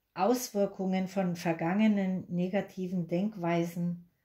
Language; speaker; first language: German; non-native, fluent; Spanish